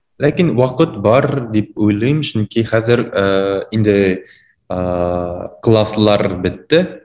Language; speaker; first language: Tatar; non-native, learner; Japanese